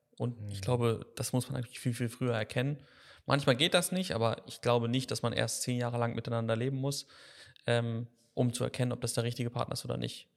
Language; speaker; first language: German; native; German